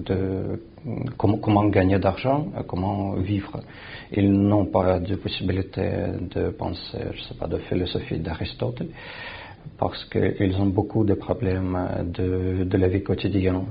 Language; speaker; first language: French; non-native, fluent; Russian